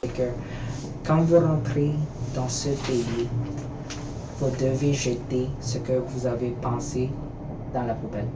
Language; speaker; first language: French; early bilingual, other home language; Filipino